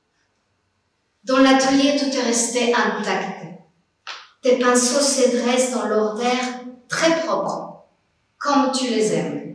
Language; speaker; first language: French; non-native, fluent; Spanish